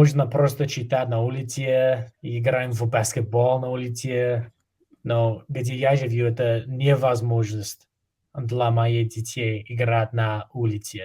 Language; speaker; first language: Russian; non-native, learner; English